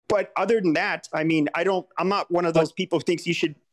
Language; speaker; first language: English; native; English